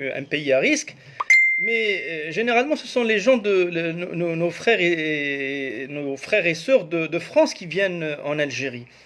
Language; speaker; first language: French; non-native, local second language; Arabic